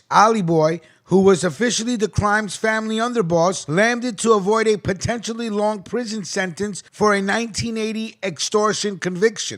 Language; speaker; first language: English; native; English